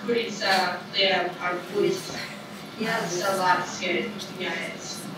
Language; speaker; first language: Russian; non-native, learner; English